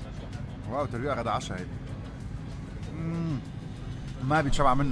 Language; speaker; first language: Arabic; native; Arabic